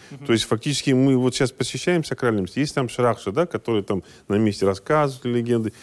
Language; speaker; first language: Russian; non-native, local second language; Kazakh